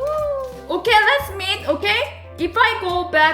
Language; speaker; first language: English; non-native, learner; Korean